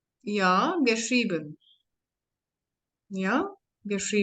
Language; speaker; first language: German; non-native, learner; Hindi